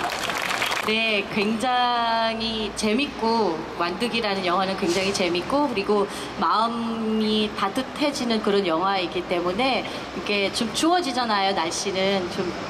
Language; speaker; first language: Korean; non-native, fluent; Filipino